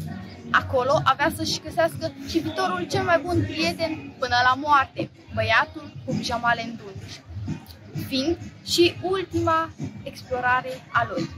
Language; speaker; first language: Romanian; native; Romanian